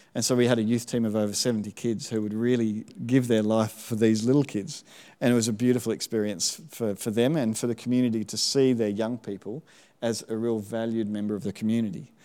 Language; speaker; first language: English; native; English